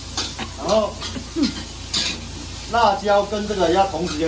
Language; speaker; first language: Chinese; native; Chinese